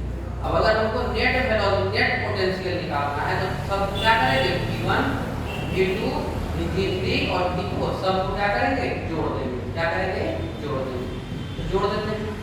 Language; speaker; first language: Hindi; native; Hindi